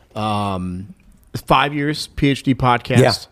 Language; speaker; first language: English; native; English